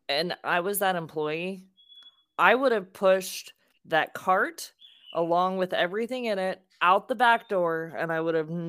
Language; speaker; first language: English; native; English